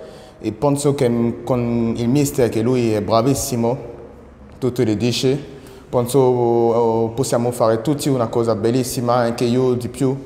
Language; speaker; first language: Italian; non-native, learner; French